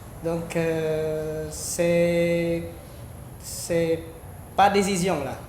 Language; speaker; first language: French; non-native, fluent; Khmer